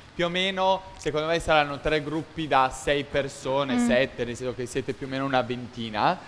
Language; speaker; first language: Italian; native; Italian